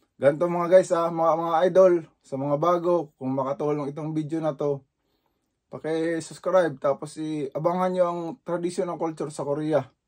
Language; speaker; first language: Filipino; native; Filipino